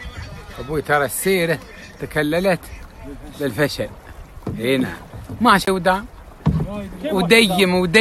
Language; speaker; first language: Arabic; native; Arabic